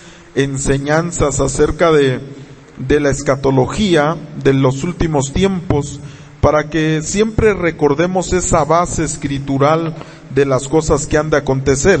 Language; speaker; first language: Spanish; native; Spanish